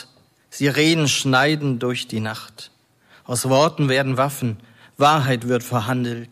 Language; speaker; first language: German; native; German